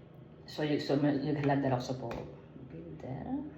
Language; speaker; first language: Swedish; non-native, learner; Filipino